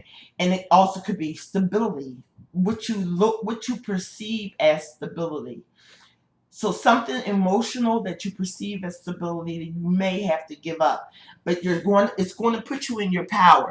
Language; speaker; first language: English; native; English